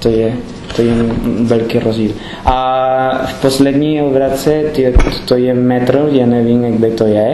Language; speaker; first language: Czech; non-native, learner; Spanish